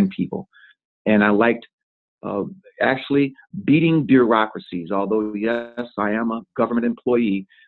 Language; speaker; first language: English; native; English